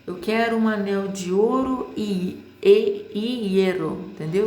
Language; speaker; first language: Portuguese; native; Portuguese